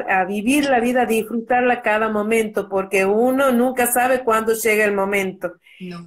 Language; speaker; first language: Spanish; native; Spanish